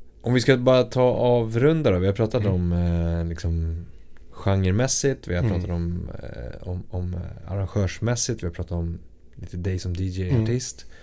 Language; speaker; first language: Swedish; native; Swedish